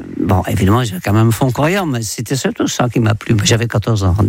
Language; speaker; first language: French; non-native, fluent; Dutch